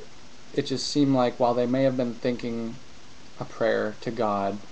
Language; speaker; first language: English; native; English